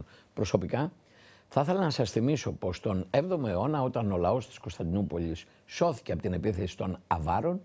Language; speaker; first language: Greek; native; Greek